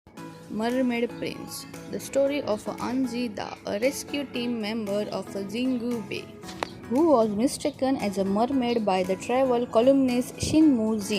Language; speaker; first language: English; non-native, fluent; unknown